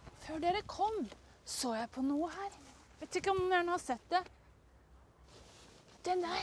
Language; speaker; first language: Norwegian; non-native, fluent; English